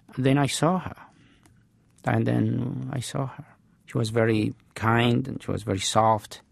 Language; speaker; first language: English; non-native, fluent; Arabic